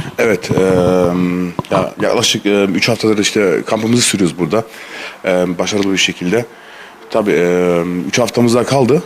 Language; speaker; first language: Turkish; early bilingual, heritage; Turkish